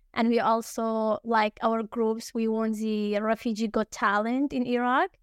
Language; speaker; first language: English; early bilingual, other home language; Arabic